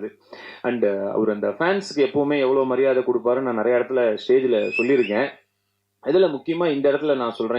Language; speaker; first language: Tamil; native; Tamil